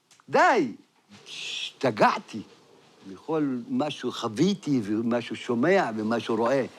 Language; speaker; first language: Hebrew; non-native, local second language; Arabic